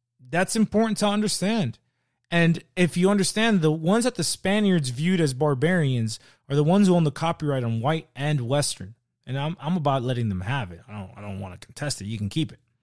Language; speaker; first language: English; early bilingual, other home language; Spanish